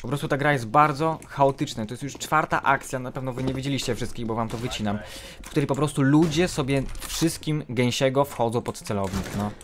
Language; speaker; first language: Polish; native; Polish